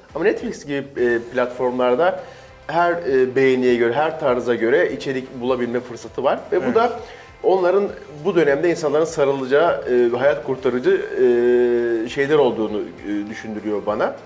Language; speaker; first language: Turkish; native; Turkish